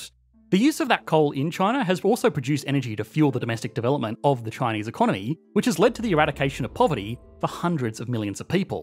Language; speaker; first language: English; native; English